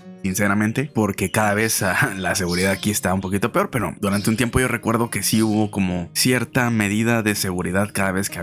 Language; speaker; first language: Spanish; native; Spanish